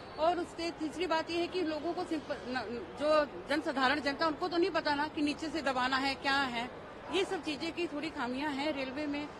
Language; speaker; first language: Hindi; native; Hindi